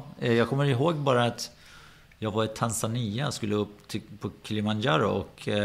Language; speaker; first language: Swedish; early bilingual, other home language; Persian